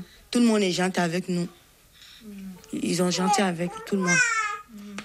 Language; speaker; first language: French; non-native, learner; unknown